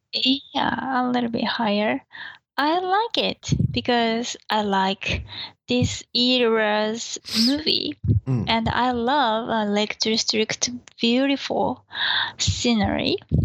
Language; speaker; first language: English; non-native, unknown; Japanese